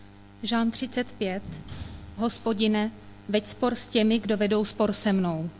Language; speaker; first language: Czech; native; Czech